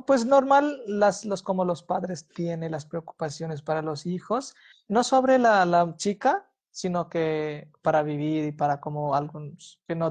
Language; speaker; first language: Spanish; non-native, fluent; Hindi